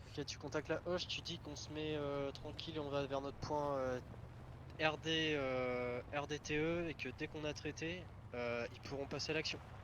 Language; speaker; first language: French; native; French